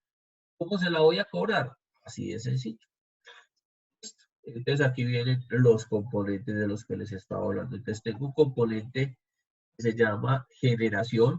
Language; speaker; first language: Spanish; native; Spanish